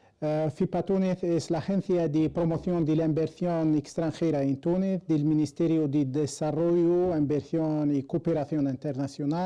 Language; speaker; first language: Spanish; non-native, fluent; Arabic